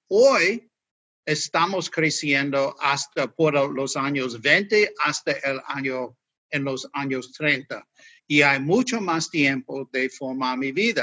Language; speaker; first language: Spanish; non-native, learner; English